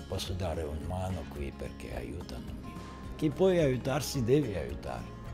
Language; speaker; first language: Italian; non-native, learner; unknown